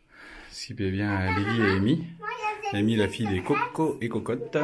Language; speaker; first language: French; native; French